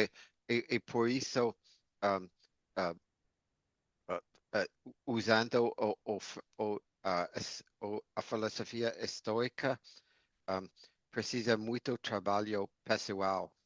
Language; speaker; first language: Portuguese; non-native, fluent; English